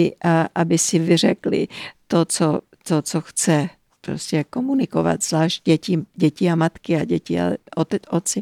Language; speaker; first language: Czech; early bilingual, heritage; Czech